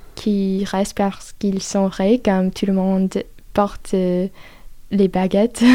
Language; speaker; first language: French; non-native, fluent; English